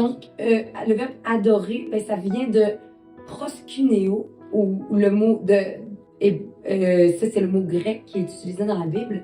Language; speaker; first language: French; native; French